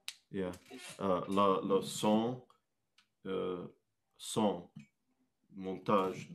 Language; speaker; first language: French; non-native, learner; English